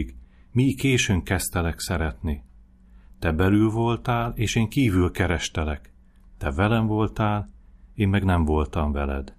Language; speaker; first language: Hungarian; native; Hungarian